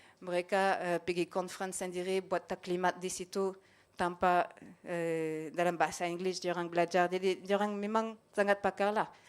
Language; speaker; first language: Malay; non-native, fluent; French